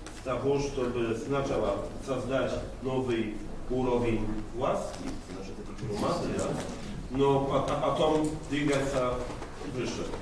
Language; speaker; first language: Russian; non-native, fluent; Polish